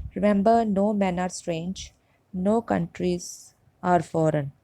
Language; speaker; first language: English; non-native, local second language; Punjabi